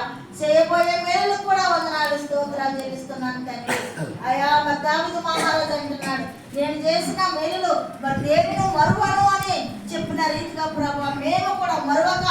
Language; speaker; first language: Telugu; native; Telugu